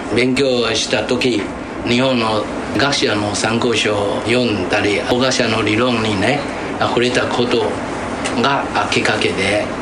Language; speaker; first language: Japanese; non-native, fluent; Min Nan Chinese